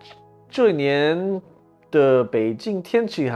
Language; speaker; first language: Chinese; non-native, learner; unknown